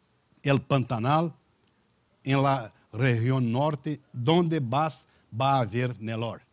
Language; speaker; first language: Spanish; non-native, learner; Portuguese